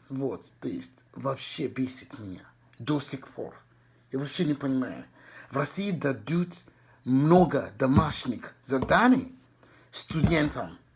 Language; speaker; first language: Russian; non-native, fluent; English